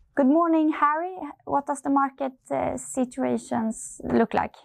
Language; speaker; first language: English; non-native, fluent; Swedish